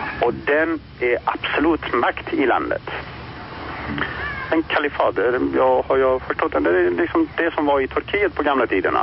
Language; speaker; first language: Swedish; non-native, fluent; Persian